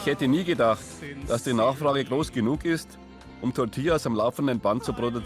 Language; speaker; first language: German; native; German